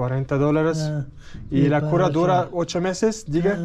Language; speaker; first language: Spanish; non-native, learner; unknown